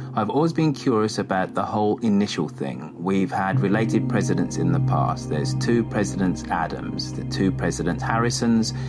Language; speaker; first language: English; native; English